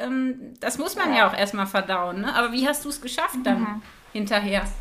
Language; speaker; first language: German; native; German